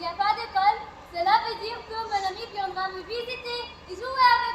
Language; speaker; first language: French; non-native, learner; Arabic